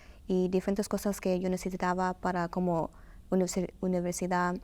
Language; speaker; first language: Spanish; early bilingual, heritage; Spanish